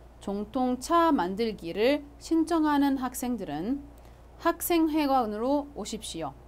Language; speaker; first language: Korean; non-native, fluent; Arabic